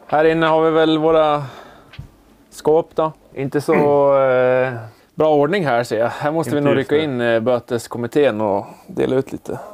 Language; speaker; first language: Swedish; native; Swedish